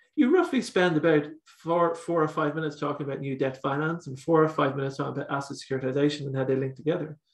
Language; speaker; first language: English; native; English